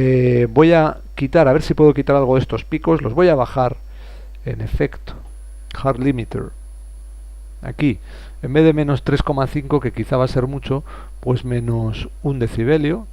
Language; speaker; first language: Spanish; native; Spanish